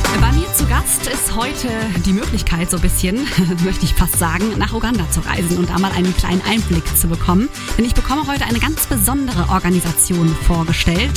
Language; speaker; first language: German; native; German